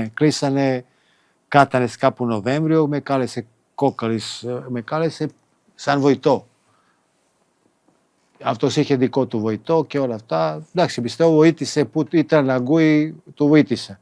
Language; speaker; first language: Greek; non-native, fluent; Serbian